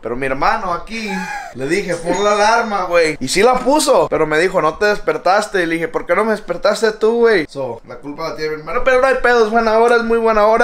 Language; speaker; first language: Spanish; early bilingual, heritage; Spanish